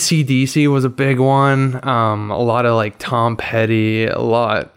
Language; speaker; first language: English; native; English